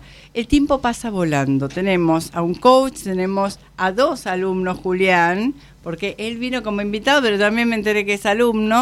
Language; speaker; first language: Spanish; native; Spanish